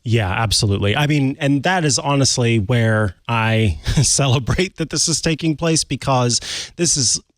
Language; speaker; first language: English; native; English